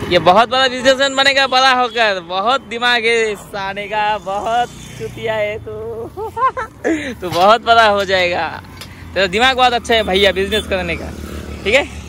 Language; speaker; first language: Hindi; non-native, local second language; Bangla